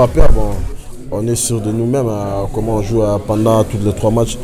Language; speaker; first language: French; non-native, local second language; Lingala